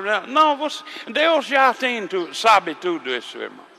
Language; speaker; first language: Portuguese; non-native, fluent; English